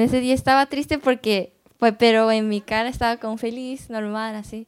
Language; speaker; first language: Spanish; non-native, learner; Japanese